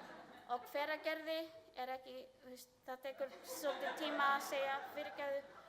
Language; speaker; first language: Icelandic; non-native, learner; Filipino